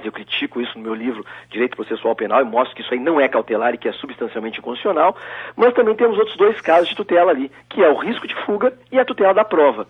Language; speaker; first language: Portuguese; native; Portuguese